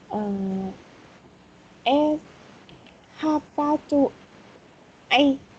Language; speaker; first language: English; non-native, learner; Vietnamese